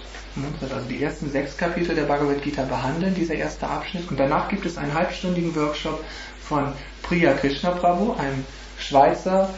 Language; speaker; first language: German; native; German